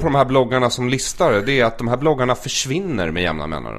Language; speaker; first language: Swedish; native; Swedish